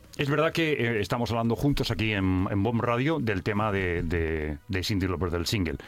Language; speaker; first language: Spanish; native; Spanish